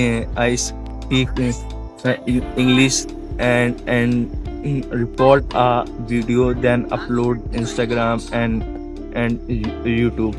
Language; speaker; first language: English; non-native, learner; Hindi